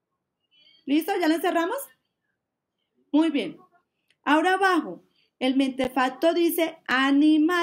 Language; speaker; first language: Spanish; native; Spanish